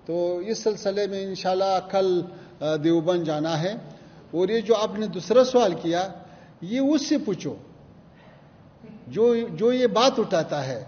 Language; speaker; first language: Hindi; non-native, learner; Pashto